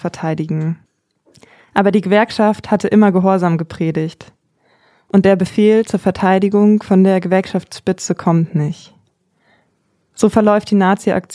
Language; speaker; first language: German; native; German